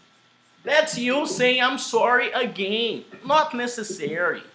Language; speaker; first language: English; non-native, fluent; Portuguese